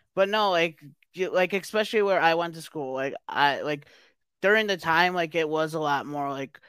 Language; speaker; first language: English; native; English